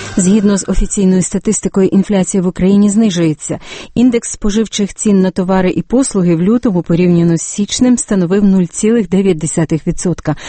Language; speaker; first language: Ukrainian; native; Ukrainian